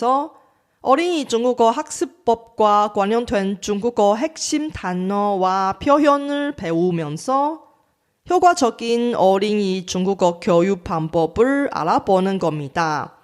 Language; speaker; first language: Korean; non-native, fluent; Chinese